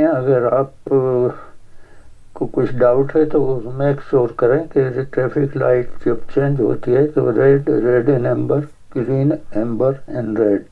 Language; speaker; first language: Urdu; native; Urdu